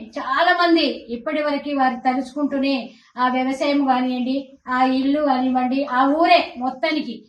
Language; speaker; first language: Telugu; non-native, local second language; Lambadi